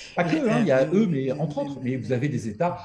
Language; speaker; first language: French; native; French